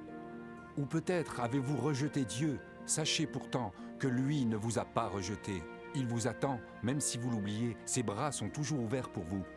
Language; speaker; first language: French; native; French